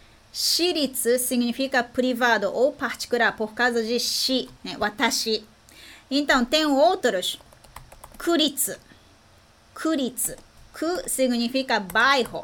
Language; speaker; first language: Portuguese; non-native, fluent; Japanese